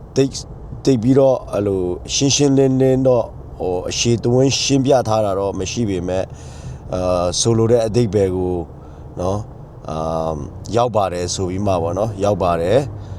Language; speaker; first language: Burmese; non-native, local second language; Kachin